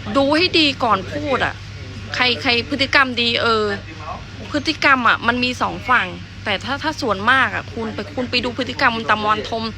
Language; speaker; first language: Thai; early bilingual, other home language; Khmer